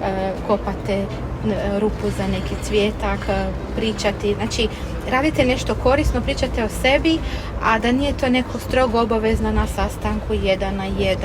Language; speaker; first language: Croatian; native; Croatian